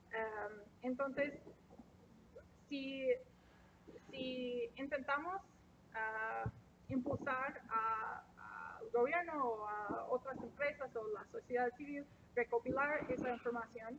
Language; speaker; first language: Spanish; non-native, fluent; English